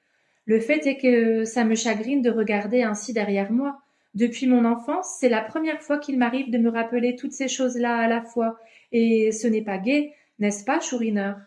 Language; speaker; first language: French; native; French